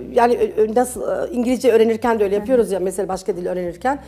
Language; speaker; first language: Turkish; early bilingual, other home language; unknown